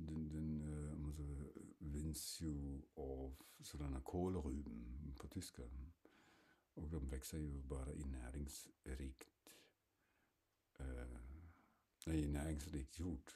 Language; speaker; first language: Swedish; non-native, fluent; German